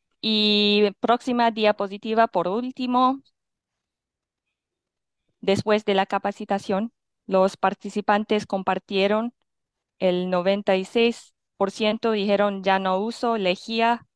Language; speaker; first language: Spanish; non-native, fluent; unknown